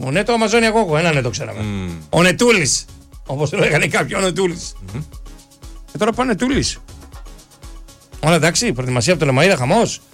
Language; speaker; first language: Greek; native; Greek